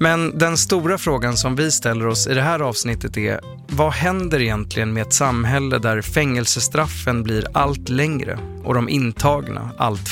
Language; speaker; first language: Swedish; native; Swedish